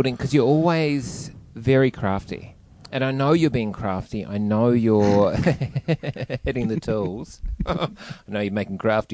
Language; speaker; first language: English; native; English